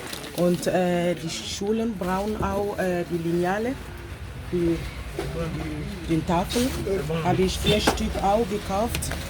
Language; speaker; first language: German; non-native, fluent; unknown